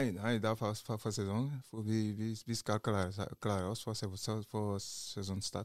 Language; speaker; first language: Norwegian; non-native, learner; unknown